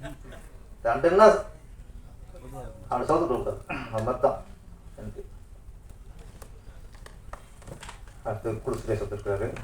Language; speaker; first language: Tamil; native; Tamil